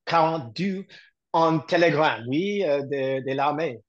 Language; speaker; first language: French; non-native, learner; English